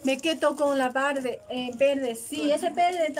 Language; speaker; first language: Spanish; non-native, learner; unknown